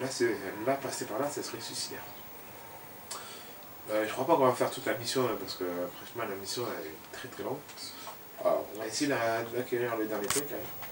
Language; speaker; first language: French; native; French